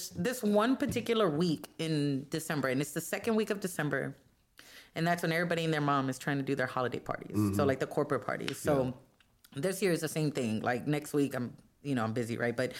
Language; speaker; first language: English; non-native, fluent; Spanish